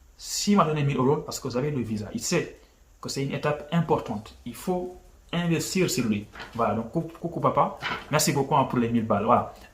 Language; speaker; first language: French; non-native, local second language; Wolof